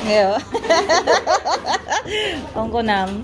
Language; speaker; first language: Finnish; non-native, learner; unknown